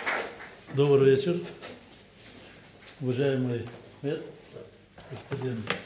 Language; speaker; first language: Bulgarian; early bilingual, heritage; Bulgarian